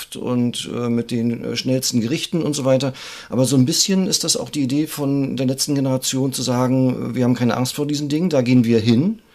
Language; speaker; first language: German; native; German